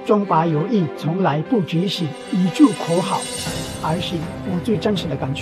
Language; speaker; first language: Chinese; non-native, fluent; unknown